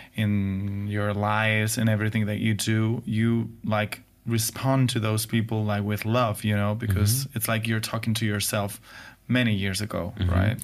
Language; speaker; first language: English; non-native, fluent; Spanish